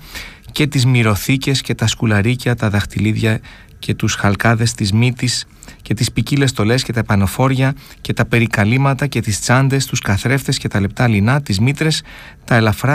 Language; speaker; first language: Greek; native; Greek